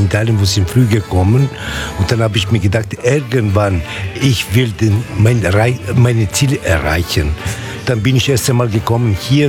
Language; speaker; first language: German; non-native, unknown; Italian